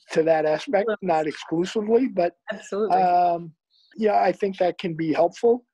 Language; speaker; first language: English; native; English